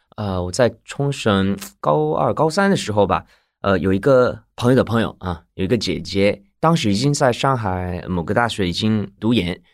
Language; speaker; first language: Chinese; non-native, fluent; Japanese